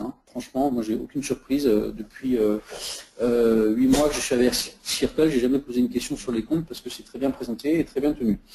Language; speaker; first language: French; native; French